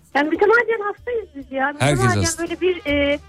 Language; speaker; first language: Turkish; native; Turkish